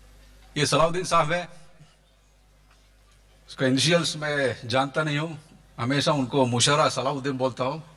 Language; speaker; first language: Hindi; non-native, local second language; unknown